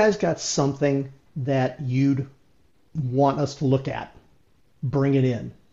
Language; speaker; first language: English; native; English